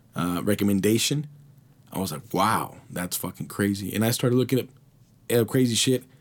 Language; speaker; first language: English; early bilingual, other home language; Spanish